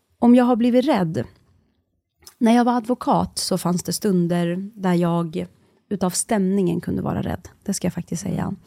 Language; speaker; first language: Swedish; early bilingual, other home language; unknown